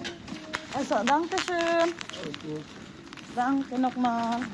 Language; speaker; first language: German; non-native, learner; Filipino